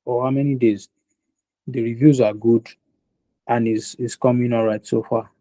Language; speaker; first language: English; non-native, local second language; Yoruba